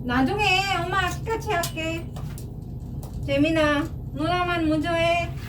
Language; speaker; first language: Korean; non-native, learner; Filipino